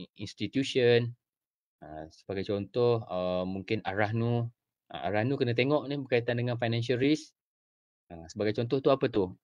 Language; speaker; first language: Malay; native; Malay